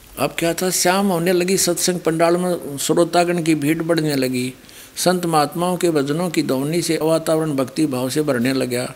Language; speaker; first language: Hindi; native; Hindi